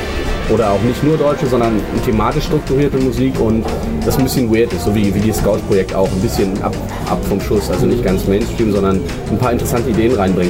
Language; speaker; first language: German; native; German